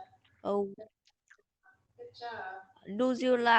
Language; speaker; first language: English; non-native, learner; Vietnamese